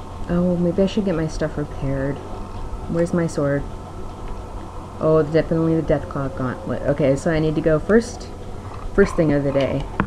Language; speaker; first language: English; native; English